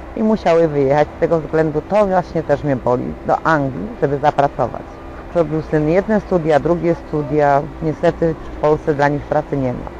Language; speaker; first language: Polish; native; Polish